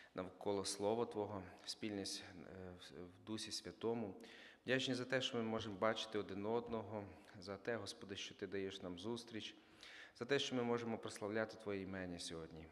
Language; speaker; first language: Ukrainian; native; Ukrainian